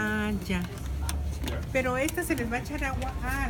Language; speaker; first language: Spanish; native; Spanish